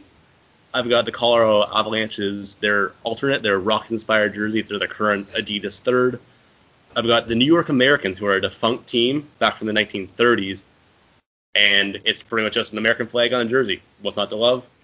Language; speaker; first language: English; native; English